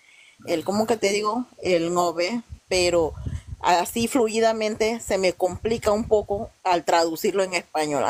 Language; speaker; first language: Spanish; non-native, local second language; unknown